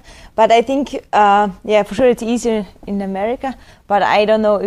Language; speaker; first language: English; non-native, fluent; German